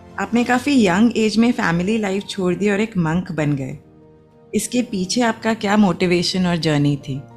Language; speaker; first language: Hindi; native; Hindi